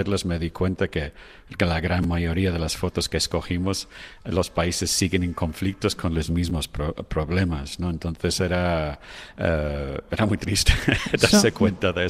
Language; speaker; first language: Spanish; non-native, fluent; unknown